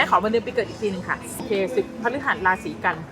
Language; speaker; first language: Thai; native; Thai